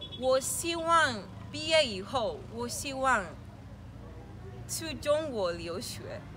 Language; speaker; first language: Chinese; non-native, learner; Swahili